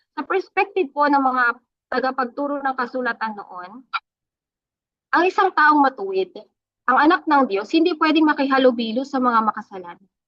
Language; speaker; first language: Filipino; non-native, local second language; Iloko